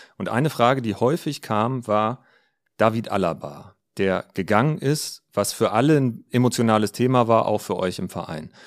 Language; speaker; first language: German; native; German